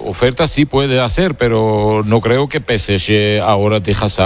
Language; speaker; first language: Spanish; non-native, learner; Georgian